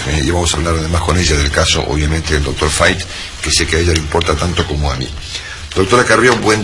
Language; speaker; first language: Spanish; native; Spanish